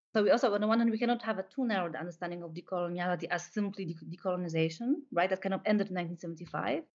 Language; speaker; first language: English; non-native, fluent; Polish